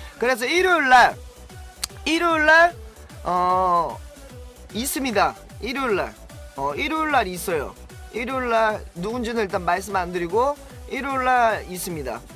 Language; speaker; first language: Korean; native; Korean